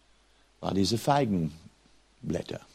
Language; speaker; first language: German; non-native, fluent; English